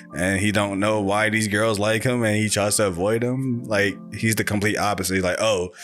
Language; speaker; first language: English; native; English